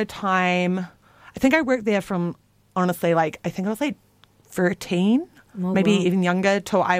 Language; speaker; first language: English; native; English